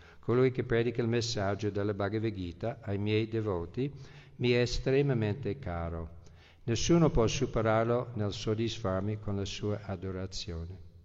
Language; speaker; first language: Italian; non-native, fluent; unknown